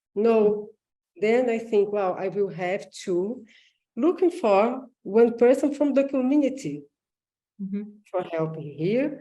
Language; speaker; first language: English; non-native, learner; Portuguese